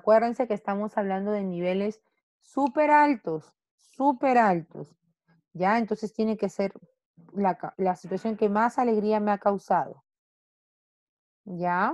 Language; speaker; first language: Spanish; native; Spanish